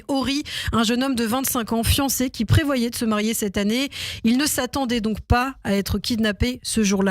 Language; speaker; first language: French; native; French